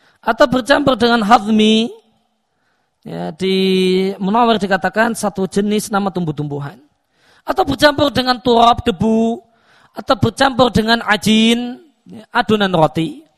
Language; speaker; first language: Indonesian; native; Indonesian